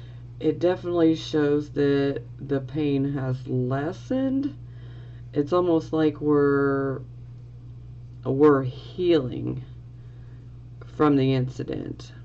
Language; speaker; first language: English; native; English